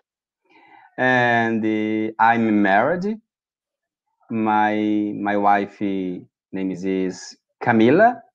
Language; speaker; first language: English; non-native, learner; Portuguese